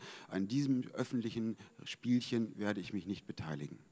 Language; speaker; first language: German; native; German